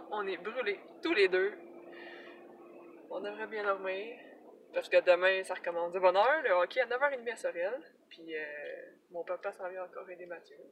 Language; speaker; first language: French; native; French